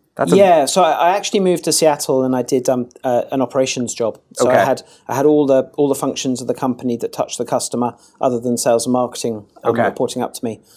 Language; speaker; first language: English; native; English